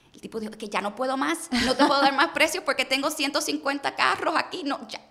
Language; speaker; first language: Spanish; early bilingual, heritage; Spanish